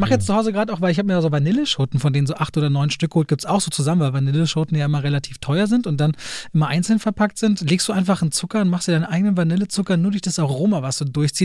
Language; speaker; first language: German; native; German